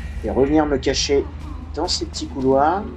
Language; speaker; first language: French; native; French